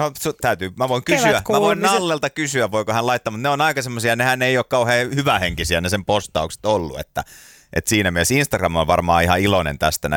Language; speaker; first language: Finnish; native; Finnish